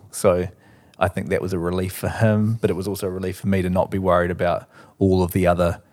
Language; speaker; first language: English; native; English